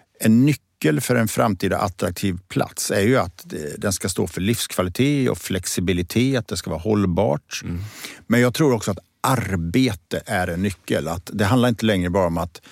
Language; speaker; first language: Swedish; native; Swedish